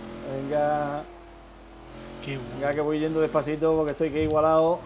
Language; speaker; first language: Spanish; native; Spanish